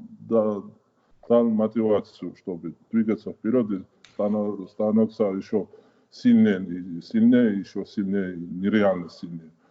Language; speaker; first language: Russian; non-native, fluent; Georgian